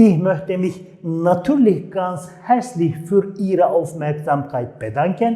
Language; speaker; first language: German; non-native, fluent; Turkish